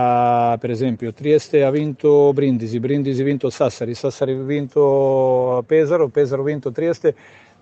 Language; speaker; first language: Italian; non-native, fluent; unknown